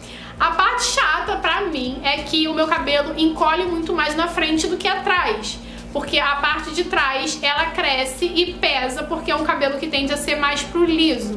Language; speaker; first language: Portuguese; native; Portuguese